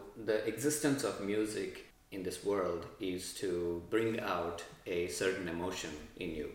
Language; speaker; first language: English; non-native, local second language; Telugu